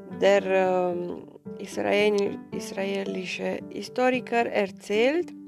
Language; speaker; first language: German; non-native, fluent; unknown